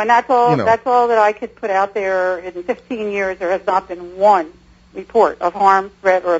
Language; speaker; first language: English; native; English